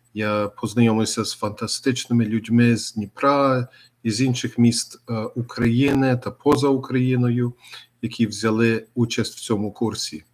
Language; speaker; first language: Ukrainian; early bilingual, heritage; Ukrainian